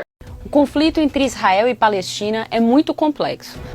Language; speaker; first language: Portuguese; native; Portuguese